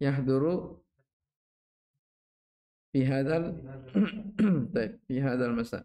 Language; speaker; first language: Arabic; non-native, fluent; Indonesian